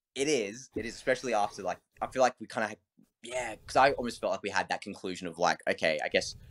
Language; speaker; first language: English; native; English